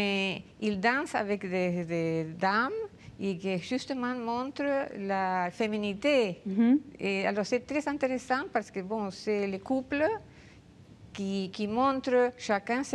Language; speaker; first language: French; non-native, fluent; Spanish